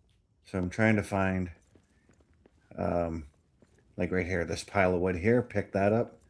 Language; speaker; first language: English; native; English